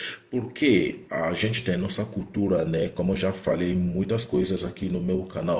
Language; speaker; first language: Portuguese; non-native, fluent; Igbo